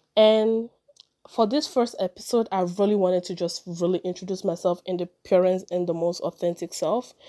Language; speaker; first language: English; early bilingual, other home language; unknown